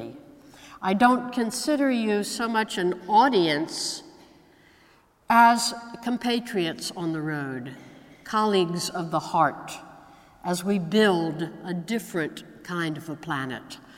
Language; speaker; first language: English; native; English